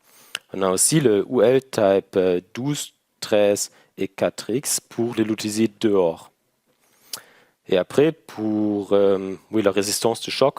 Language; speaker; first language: French; non-native, learner; German